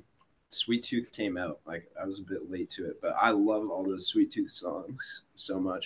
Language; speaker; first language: English; native; English